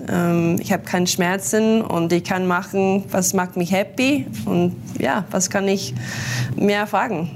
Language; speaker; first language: German; non-native, learner; English